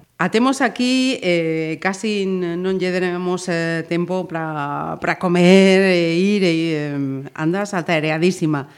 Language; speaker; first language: Galician; native; Galician